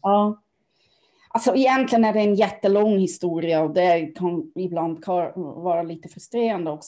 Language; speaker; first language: Swedish; non-native, fluent; German